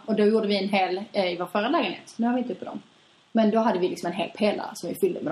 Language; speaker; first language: Swedish; native; Swedish